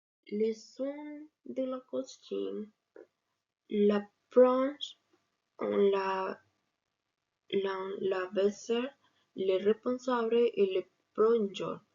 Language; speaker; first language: French; non-native, learner; Spanish